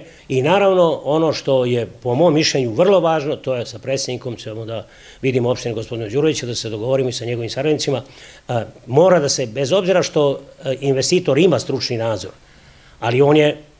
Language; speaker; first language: Serbian; native; Serbian